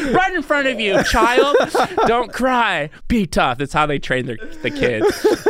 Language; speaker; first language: English; native; English